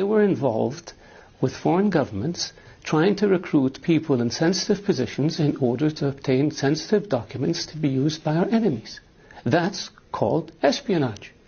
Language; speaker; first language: English; non-native, fluent; Arabic